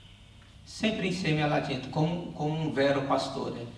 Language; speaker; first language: Italian; non-native, learner; Portuguese